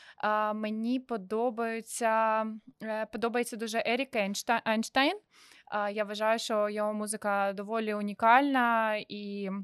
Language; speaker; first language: Ukrainian; non-native, local second language; Russian